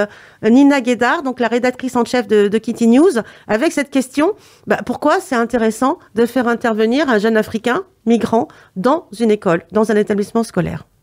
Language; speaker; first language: French; native; French